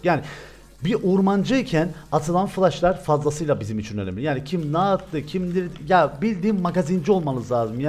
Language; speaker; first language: Turkish; native; Turkish